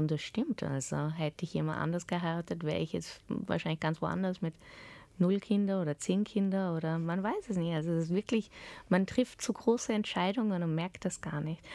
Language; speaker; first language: German; early bilingual, heritage; German